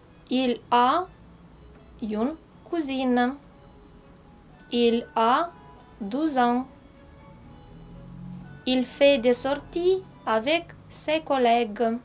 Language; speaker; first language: French; non-native, fluent; Romanian